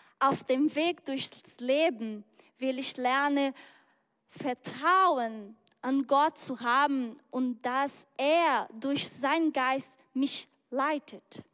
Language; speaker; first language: German; non-native, learner; Portuguese